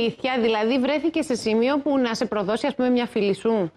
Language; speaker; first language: Greek; native; Greek